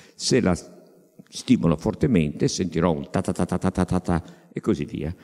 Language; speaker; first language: Italian; native; Italian